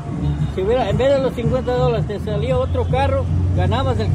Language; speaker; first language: Spanish; native; Spanish